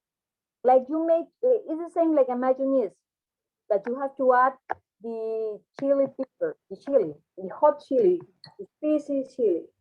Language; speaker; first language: English; non-native, fluent; Spanish